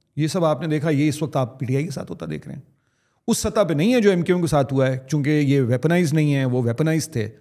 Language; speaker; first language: Urdu; native; Urdu